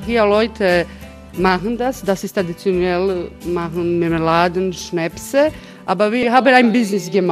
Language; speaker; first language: German; non-native, learner; Croatian